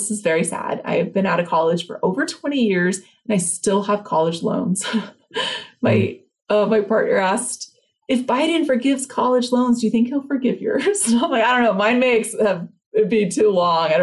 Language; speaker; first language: English; native; English